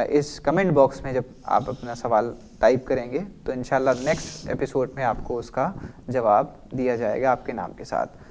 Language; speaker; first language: Urdu; native; Urdu